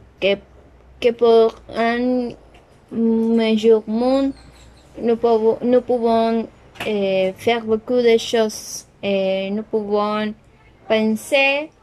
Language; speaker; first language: French; non-native, learner; Spanish